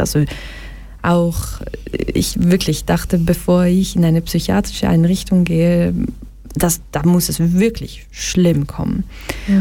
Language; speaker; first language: German; early bilingual, other home language; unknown